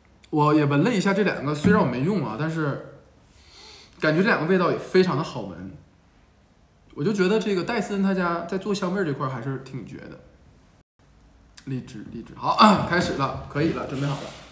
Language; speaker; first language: Chinese; native; Chinese